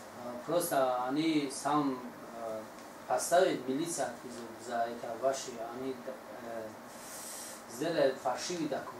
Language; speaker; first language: Russian; non-native, learner; Tajik